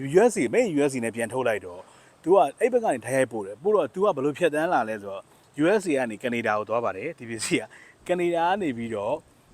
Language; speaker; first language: Burmese; native; Burmese